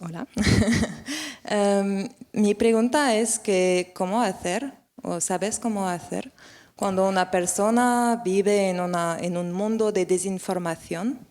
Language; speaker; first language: Spanish; non-native, learner; French